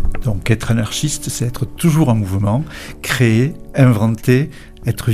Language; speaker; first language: French; native; French